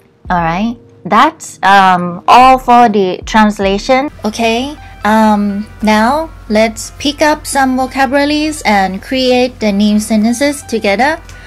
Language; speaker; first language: English; non-native, fluent; Thai